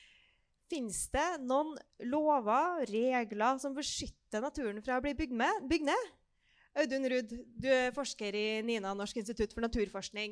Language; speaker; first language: Norwegian; native; Norwegian